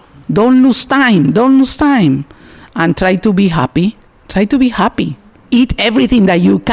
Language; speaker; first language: English; non-native, learner; Spanish